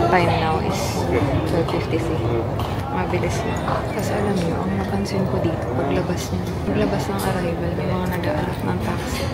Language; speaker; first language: Filipino; native; Filipino